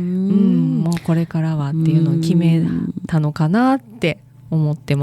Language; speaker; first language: Japanese; native; Japanese